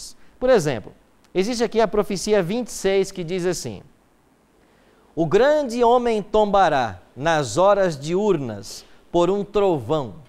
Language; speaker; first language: Portuguese; native; Portuguese